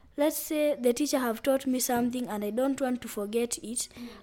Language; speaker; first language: English; non-native, local second language; Luyia